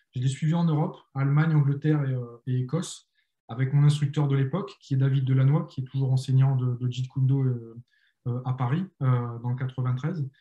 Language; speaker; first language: French; native; French